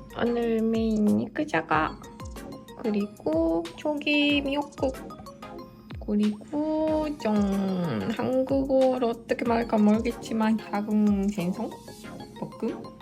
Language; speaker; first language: Korean; non-native, fluent; Japanese